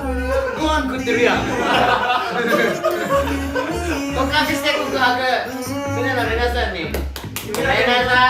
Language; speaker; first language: Japanese; native; Japanese